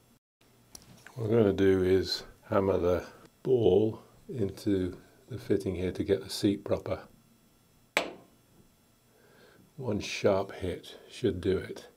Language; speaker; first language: English; native; English